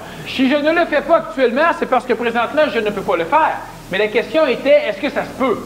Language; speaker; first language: French; native; French